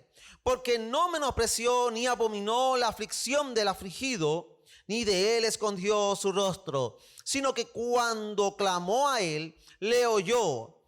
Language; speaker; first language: Spanish; native; Spanish